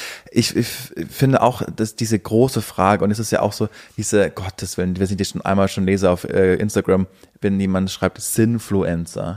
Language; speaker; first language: German; native; German